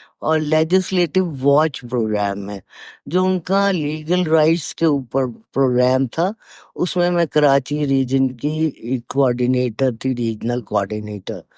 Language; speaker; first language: Urdu; native; Urdu